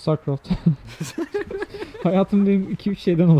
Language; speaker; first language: Turkish; native; Turkish